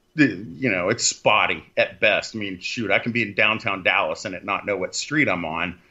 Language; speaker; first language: English; native; English